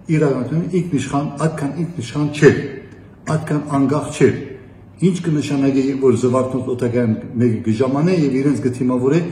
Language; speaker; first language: Armenian; early bilingual, heritage; Armenian